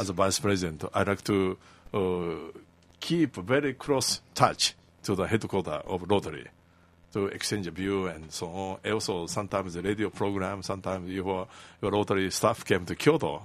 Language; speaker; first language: English; non-native, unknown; Japanese